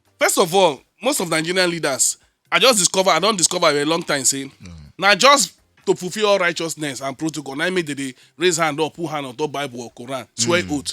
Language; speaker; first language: Nigerian Pidgin; native; Nigerian Pidgin